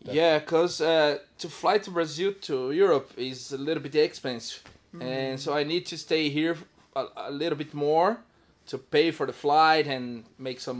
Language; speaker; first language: English; non-native, learner; Portuguese